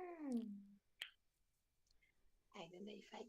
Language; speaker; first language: English; non-native, learner; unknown